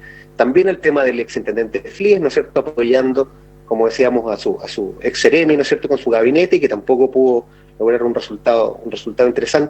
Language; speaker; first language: Spanish; native; Spanish